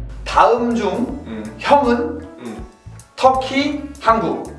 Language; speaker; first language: Korean; native; Korean